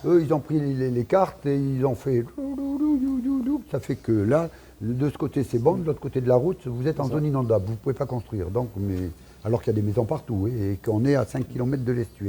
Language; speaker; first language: French; native; French